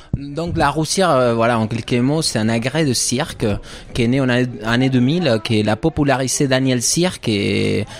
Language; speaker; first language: French; non-native, fluent; Spanish